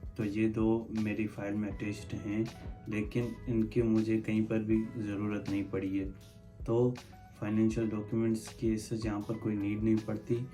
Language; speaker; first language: Urdu; non-native, local second language; Sindhi